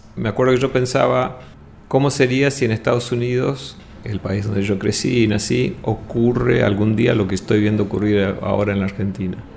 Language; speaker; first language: Spanish; early bilingual, other home language; English